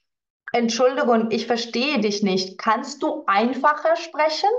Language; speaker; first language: German; non-native, fluent; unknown